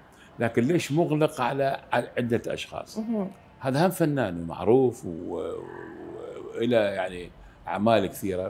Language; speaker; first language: Arabic; native; Arabic